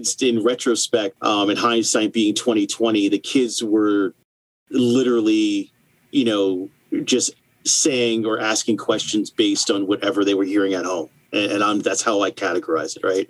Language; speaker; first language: English; native; English